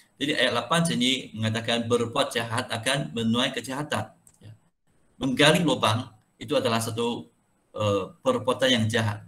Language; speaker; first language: Malay; non-native, local second language; Chinese